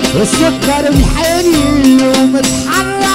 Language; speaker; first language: Arabic; native; Arabic